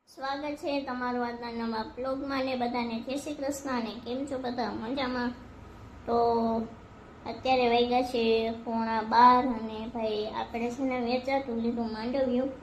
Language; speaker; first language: Gujarati; native; Gujarati